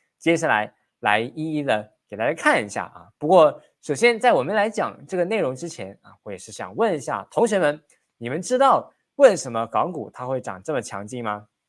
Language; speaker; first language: Chinese; native; Chinese